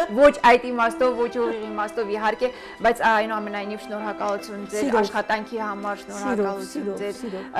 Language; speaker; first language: Armenian; native; Armenian